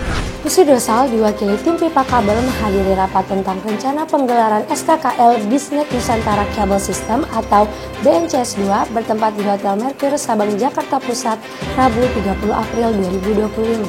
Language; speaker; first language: Indonesian; native; Indonesian